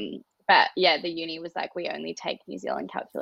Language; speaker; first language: English; native; English